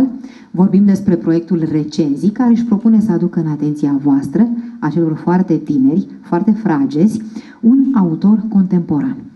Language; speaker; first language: Romanian; native; Romanian